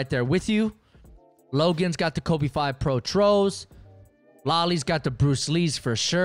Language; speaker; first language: English; native; English